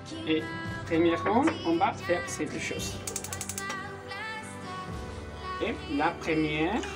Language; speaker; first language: French; non-native, learner; Spanish